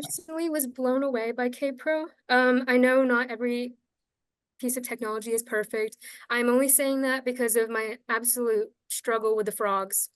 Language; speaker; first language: English; native; English